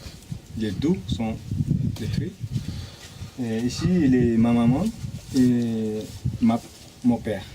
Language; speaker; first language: French; non-native, fluent; Nepali